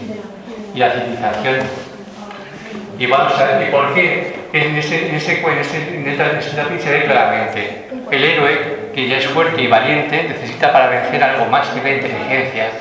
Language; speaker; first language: Spanish; native; Spanish